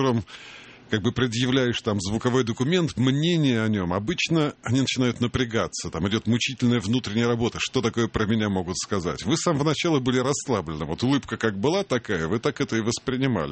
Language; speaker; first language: Russian; native; Russian